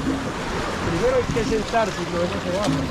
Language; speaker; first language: Spanish; native; Spanish